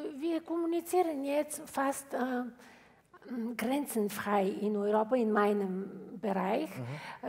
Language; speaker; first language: German; non-native, fluent; Bulgarian